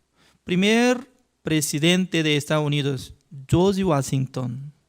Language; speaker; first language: Spanish; non-native, fluent; Korean